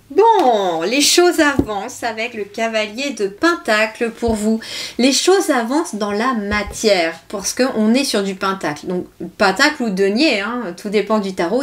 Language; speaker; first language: French; native; French